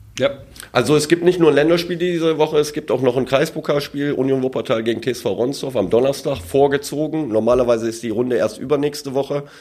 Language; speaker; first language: German; early bilingual, other home language; Turkish